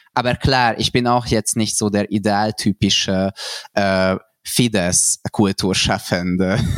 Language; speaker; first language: German; non-native, fluent; Hungarian